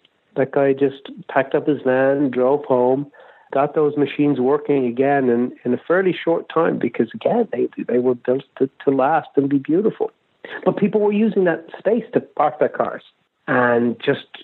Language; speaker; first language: English; native; English